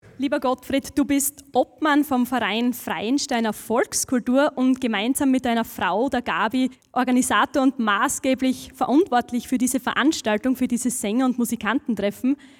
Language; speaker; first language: German; native; German